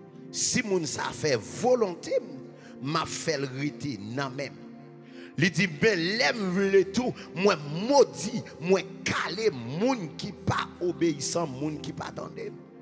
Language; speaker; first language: French; native; French